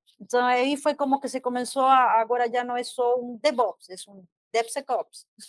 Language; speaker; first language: Portuguese; non-native, fluent; Spanish